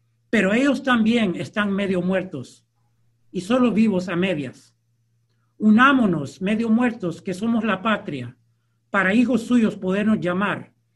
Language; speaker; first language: Spanish; early bilingual, heritage; Spanish